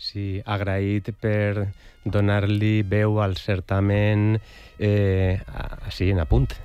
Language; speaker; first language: Catalan; non-native, local second language; Spanish